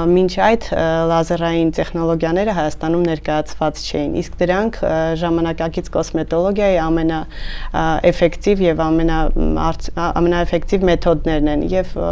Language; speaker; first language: Armenian; native; Armenian